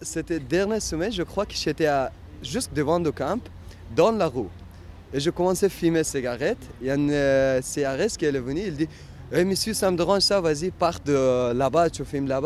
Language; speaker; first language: French; non-native, learner; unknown